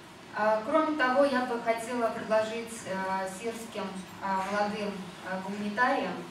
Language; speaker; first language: Russian; native; Russian